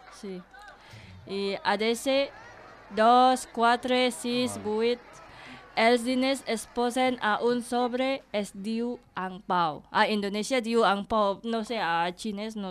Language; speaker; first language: Catalan; non-native, learner; Indonesian